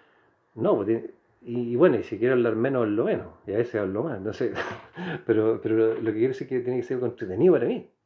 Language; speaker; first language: Spanish; native; Spanish